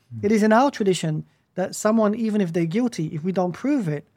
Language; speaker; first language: English; native; English